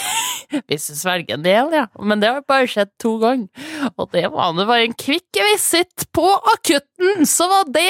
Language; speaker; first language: Norwegian; native; Norwegian